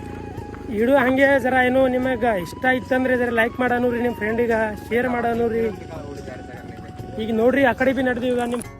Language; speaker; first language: Kannada; native; Kannada